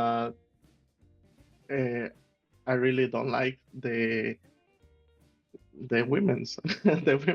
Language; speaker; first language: English; non-native, learner; Spanish